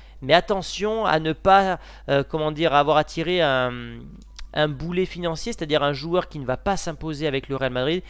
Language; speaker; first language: French; native; French